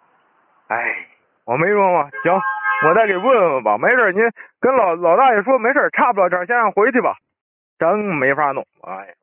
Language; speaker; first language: Chinese; native; Chinese